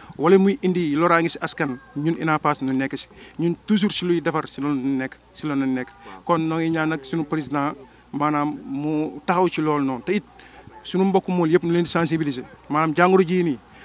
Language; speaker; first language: Wolof; native; Wolof